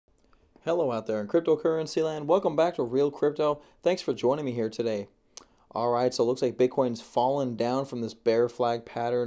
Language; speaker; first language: English; native; English